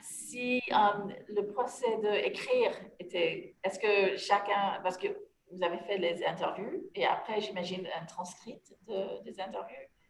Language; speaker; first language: French; non-native, fluent; English